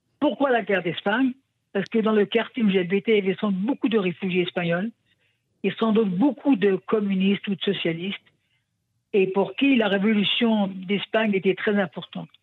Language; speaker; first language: French; non-native, local second language; Yiddish